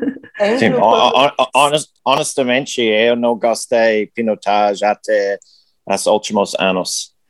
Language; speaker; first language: Portuguese; non-native, learner; English